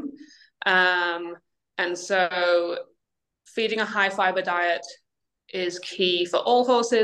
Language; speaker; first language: English; native; English